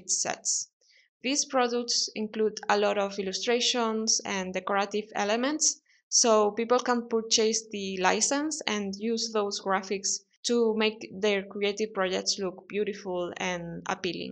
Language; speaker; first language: English; non-native, fluent; Spanish